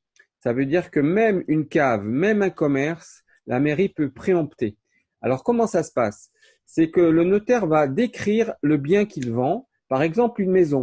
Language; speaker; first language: French; native; French